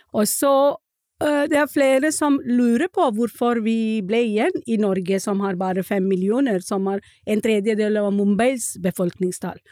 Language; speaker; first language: Norwegian; non-native, fluent; Marathi